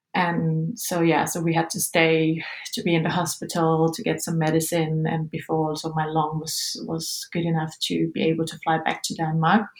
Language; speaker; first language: English; non-native, fluent; Danish